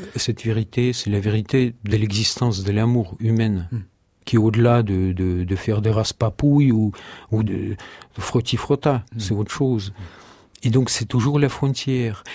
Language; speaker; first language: French; non-native, fluent; Russian